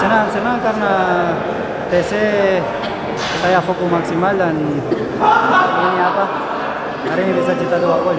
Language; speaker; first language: Indonesian; non-native, fluent; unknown